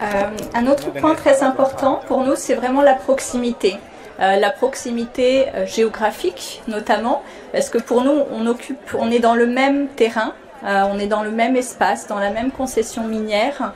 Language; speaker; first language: French; non-native, local second language; Wolof